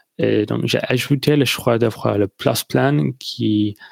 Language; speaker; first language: French; non-native, learner; English